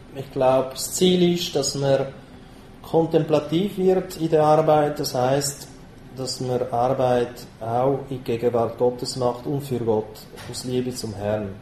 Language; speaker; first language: German; non-native, local second language; Italian